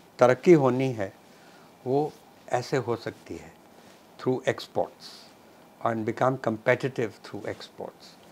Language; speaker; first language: Hindi; non-native, local second language; Punjabi